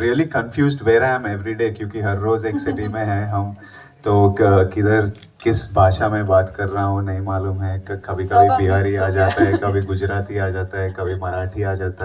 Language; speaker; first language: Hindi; non-native, local second language; Telugu